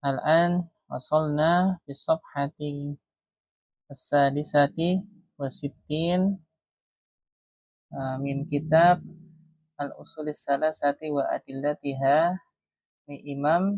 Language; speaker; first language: Arabic; non-native, fluent; Indonesian